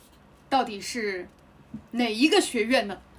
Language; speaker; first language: Chinese; native; Chinese